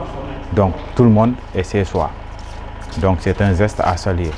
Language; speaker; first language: French; non-native, local second language; Wolof